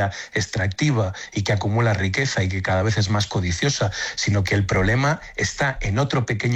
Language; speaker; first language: Spanish; native; Spanish